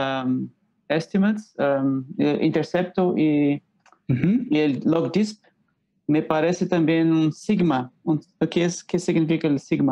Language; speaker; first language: Spanish; non-native, learner; Portuguese